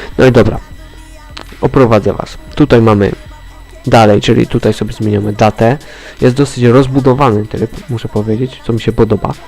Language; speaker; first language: Polish; native; Polish